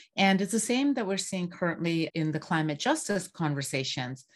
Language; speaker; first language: English; non-native, local second language; Bangla